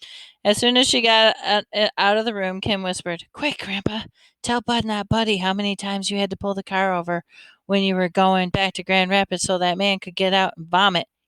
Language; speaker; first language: English; native; English